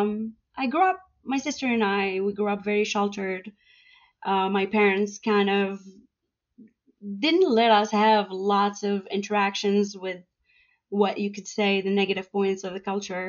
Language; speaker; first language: English; non-native, fluent; Arabic